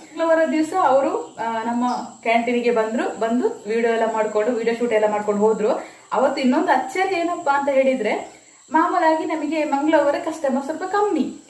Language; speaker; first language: Kannada; non-native, local second language; Tulu